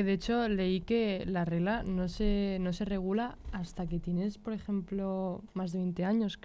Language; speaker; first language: Spanish; native; Spanish